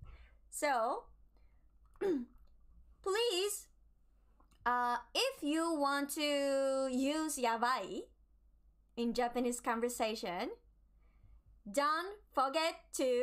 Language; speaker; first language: English; non-native, learner; Japanese